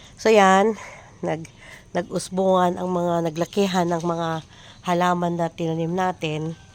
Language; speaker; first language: Filipino; non-native, local second language; Iloko